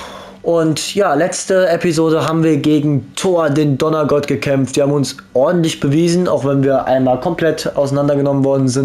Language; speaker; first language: German; native; German